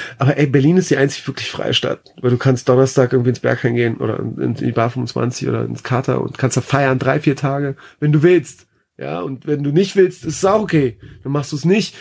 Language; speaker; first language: German; early bilingual, other home language; Persian